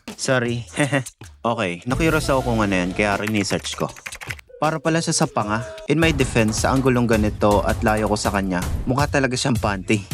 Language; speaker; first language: Filipino; native; Filipino